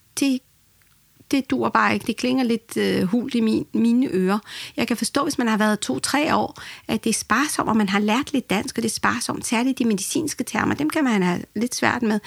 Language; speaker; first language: Danish; early bilingual, other home language; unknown